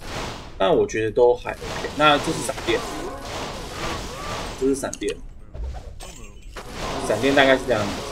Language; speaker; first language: Chinese; native; Chinese